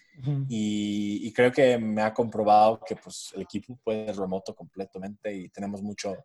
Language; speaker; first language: Spanish; non-native, fluent; English